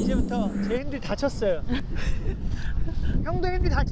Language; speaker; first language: Korean; native; Korean